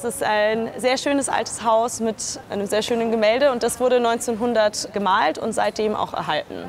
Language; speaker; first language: German; native; German